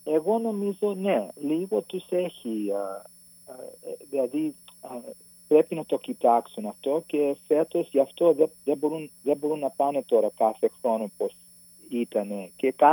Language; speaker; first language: Greek; early bilingual, heritage; Greek